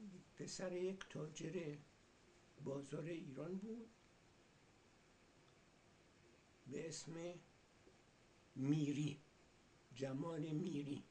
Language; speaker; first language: Persian; early bilingual, heritage; Persian